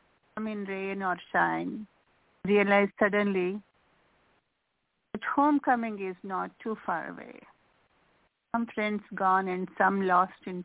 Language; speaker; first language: English; non-native, local second language; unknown